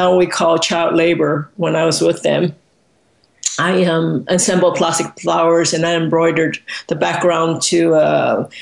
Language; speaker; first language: English; non-native, local second language; Cantonese